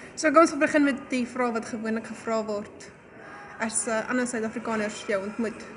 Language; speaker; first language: Afrikaans; native; Afrikaans